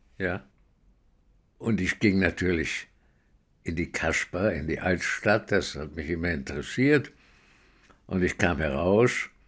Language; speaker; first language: German; native; German